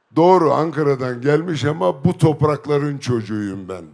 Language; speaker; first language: Turkish; native; Turkish